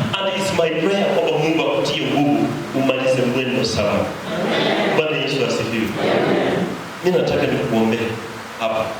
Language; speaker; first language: Swahili; native; Swahili